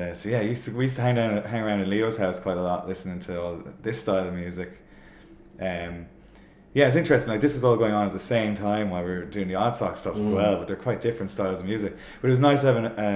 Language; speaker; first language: English; native; English